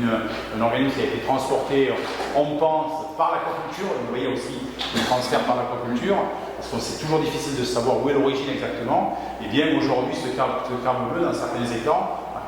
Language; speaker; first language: French; native; French